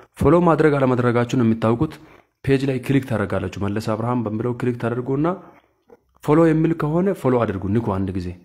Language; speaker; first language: Amharic; non-native, local second language; Hadiyya